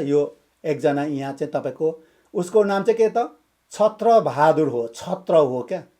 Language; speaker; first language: Nepali; non-native, local second language; Limbu